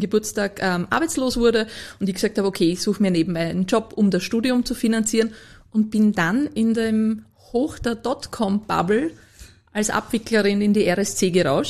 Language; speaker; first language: German; native; German